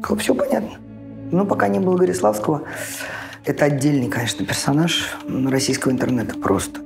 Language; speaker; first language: Russian; native; Russian